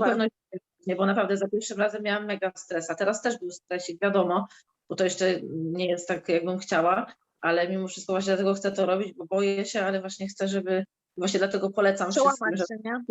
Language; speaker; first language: Polish; native; Polish